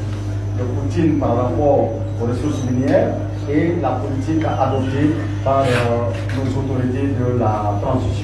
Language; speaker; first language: French; native; French